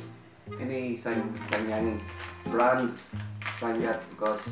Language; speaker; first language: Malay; non-native, learner; English